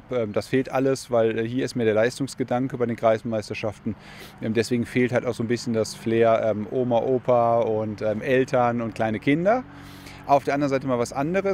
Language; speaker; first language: German; native; German